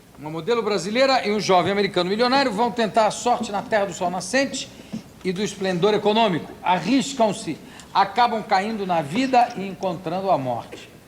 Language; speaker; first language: Portuguese; native; Portuguese